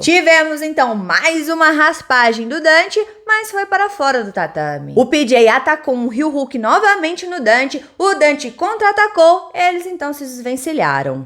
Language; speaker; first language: Portuguese; native; Portuguese